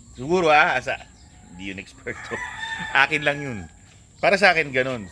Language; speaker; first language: Filipino; non-native, local second language; Pampanga